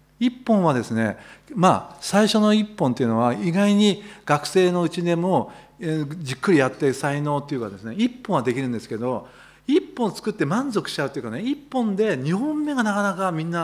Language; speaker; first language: Japanese; native; Japanese